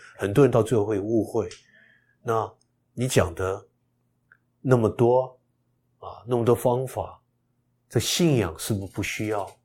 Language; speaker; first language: Chinese; early bilingual, heritage; Chinese